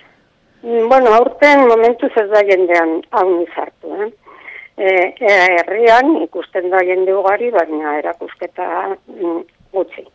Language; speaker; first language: Basque; non-native, local second language; Spanish